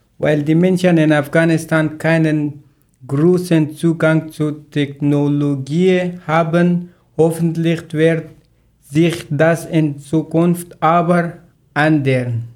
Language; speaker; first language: German; non-native, learner; Persian